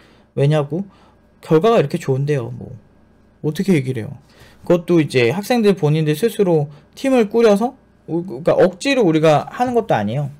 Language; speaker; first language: Korean; native; Korean